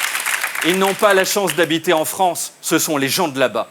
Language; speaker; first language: French; native; French